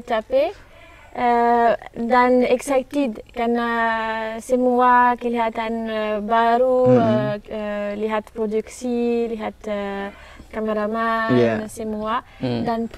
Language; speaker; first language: Indonesian; non-native, learner; French